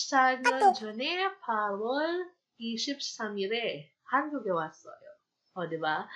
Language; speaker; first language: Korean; non-native, fluent; Filipino